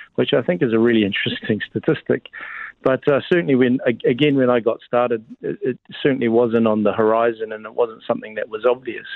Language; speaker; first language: English; native; English